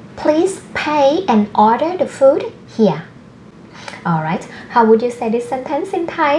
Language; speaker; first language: English; non-native, fluent; Thai